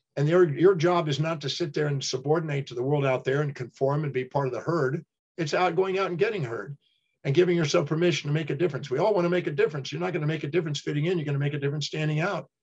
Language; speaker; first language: English; native; English